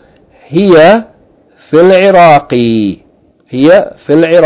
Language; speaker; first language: Arabic; non-native, fluent; English